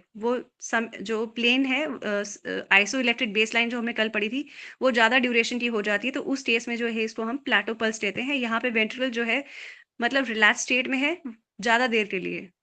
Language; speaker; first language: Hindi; native; Hindi